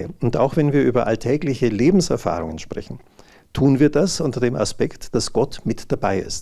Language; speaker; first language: German; native; German